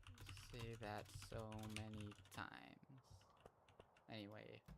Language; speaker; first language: English; native; English